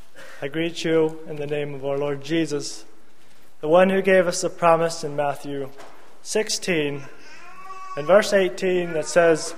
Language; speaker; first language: English; native; English